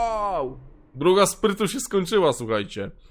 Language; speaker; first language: Polish; native; Polish